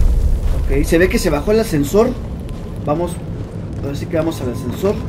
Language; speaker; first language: Spanish; native; Spanish